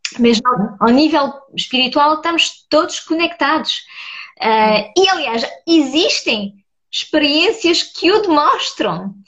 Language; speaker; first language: Portuguese; early bilingual, heritage; Portuguese